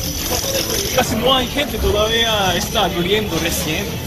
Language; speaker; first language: Spanish; non-native, learner; Korean